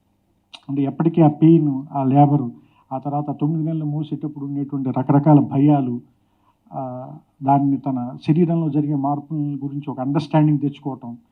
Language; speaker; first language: Telugu; native; Telugu